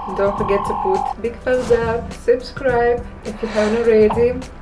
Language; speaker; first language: English; non-native, fluent; Russian